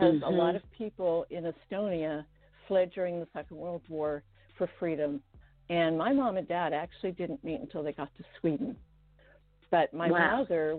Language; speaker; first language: English; non-native, fluent; Estonian